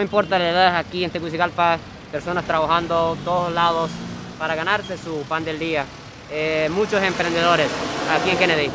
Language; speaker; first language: Spanish; non-native, fluent; Japanese